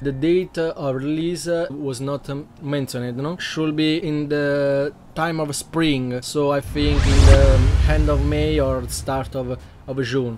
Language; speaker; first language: English; non-native, learner; Italian